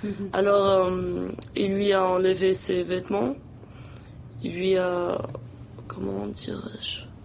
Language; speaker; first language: French; non-native, local second language; Arabic